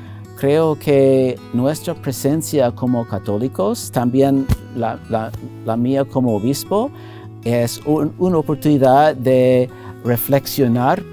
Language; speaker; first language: Spanish; non-native, fluent; English